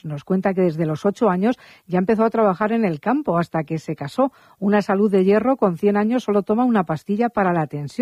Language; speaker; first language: Spanish; native; Spanish